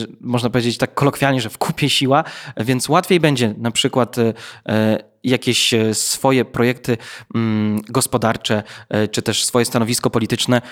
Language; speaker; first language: Polish; native; Polish